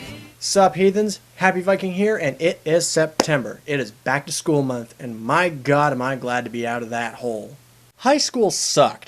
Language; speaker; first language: English; native; English